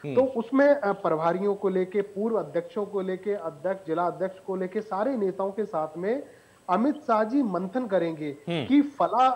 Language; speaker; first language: Hindi; native; Hindi